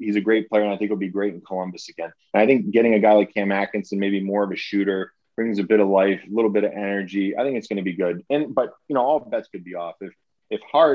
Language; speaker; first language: English; native; English